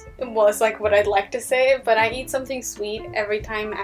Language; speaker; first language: English; early bilingual, other home language; Hebrew